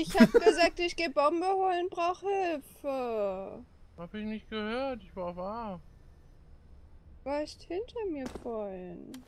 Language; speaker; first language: German; native; German